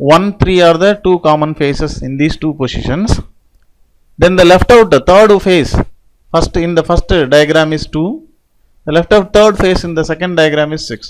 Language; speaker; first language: English; non-native, local second language; Tamil